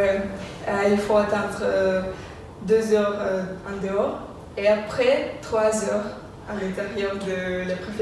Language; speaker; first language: French; non-native, fluent; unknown